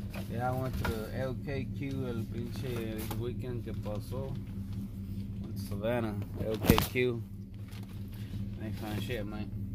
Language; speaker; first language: English; early bilingual, other home language; Spanish